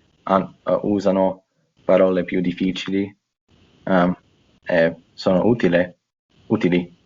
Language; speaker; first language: Italian; non-native, fluent; English